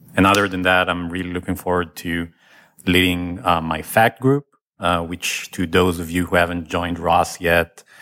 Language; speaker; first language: English; non-native, fluent; Hebrew